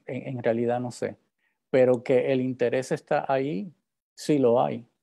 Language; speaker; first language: Spanish; native; Spanish